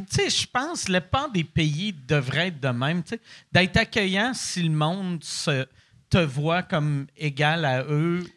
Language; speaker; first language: French; native; French